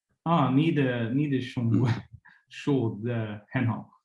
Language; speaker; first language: Chinese; non-native, learner; Swedish